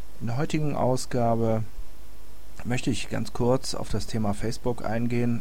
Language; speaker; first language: German; native; German